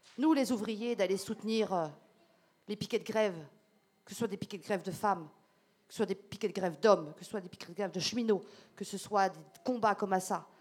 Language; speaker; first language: French; native; French